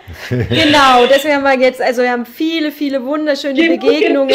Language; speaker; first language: German; native; German